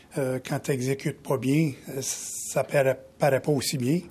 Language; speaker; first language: French; native; French